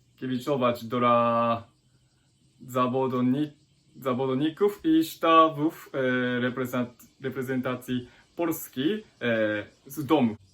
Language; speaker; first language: Polish; non-native, learner; Japanese